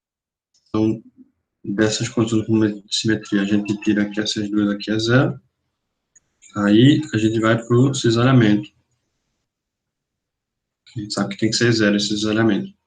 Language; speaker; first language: Portuguese; native; Portuguese